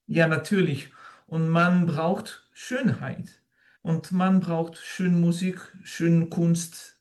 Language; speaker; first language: German; non-native, learner; French